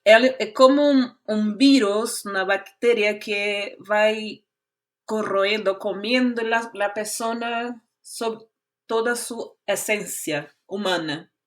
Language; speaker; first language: Spanish; non-native, fluent; Portuguese